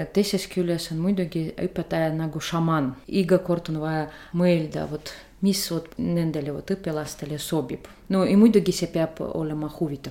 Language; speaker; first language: Estonian; non-native, fluent; Russian